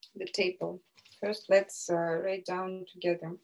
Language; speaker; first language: English; non-native, fluent; Russian